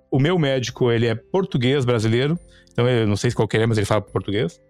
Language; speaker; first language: Portuguese; native; Portuguese